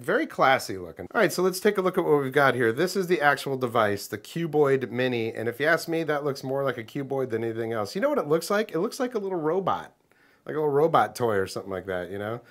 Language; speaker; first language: English; native; English